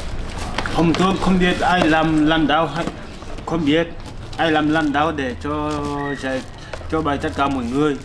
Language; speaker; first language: Vietnamese; non-native, learner; Portuguese